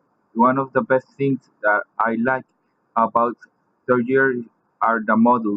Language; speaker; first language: English; non-native, fluent; Spanish